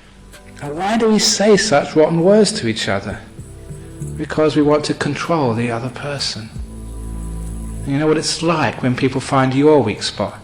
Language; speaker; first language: English; native; English